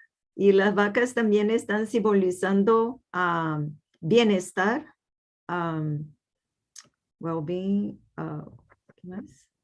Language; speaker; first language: Spanish; non-native, fluent; Portuguese